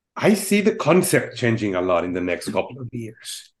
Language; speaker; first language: English; non-native, fluent; Spanish